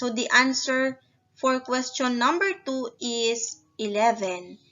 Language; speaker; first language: English; non-native, local second language; Filipino